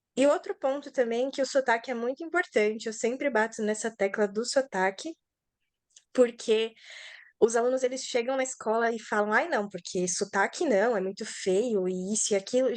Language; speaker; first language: Portuguese; native; Portuguese